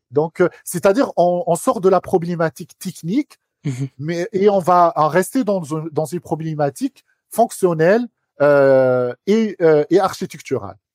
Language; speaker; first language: French; non-native, local second language; Arabic